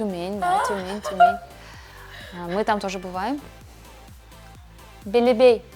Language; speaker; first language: Russian; non-native, local second language; Tatar